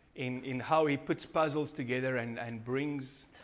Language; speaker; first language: English; non-native, local second language; Afrikaans